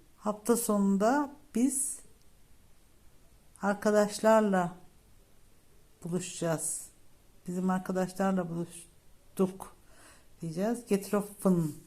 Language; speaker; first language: Turkish; native; Turkish